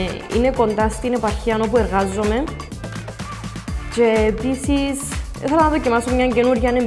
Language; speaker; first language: Greek; native; Greek